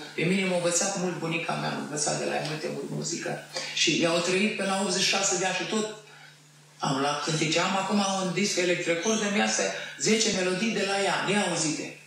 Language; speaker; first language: Romanian; native; Romanian